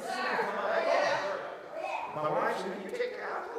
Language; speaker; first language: English; early bilingual, other home language; Korean